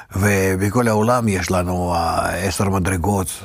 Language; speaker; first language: Hebrew; non-native, fluent; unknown